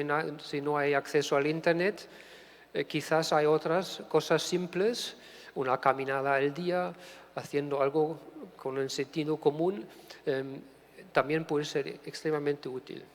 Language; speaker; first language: Spanish; non-native, fluent; German